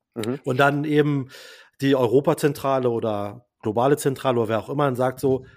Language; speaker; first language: German; native; German